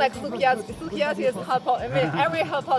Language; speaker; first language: English; non-native, fluent; Chinese